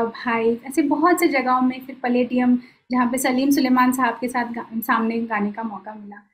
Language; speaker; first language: Hindi; non-native, local second language; Bangla